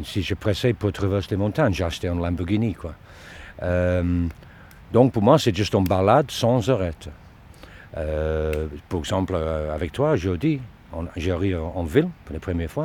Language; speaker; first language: French; non-native, learner; Dutch